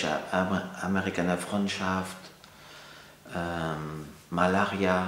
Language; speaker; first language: German; non-native, fluent; French